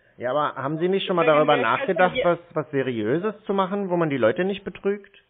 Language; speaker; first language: German; native; German